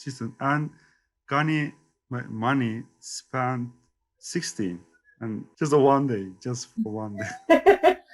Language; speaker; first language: English; non-native, learner; Turkish